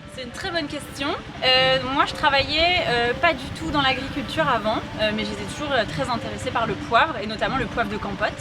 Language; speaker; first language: French; native; French